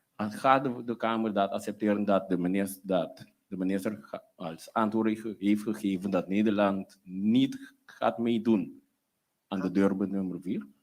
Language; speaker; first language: Dutch; non-native, local second language; Papiamento